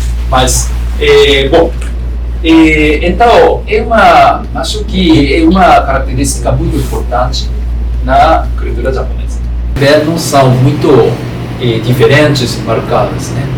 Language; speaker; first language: Portuguese; non-native, fluent; Japanese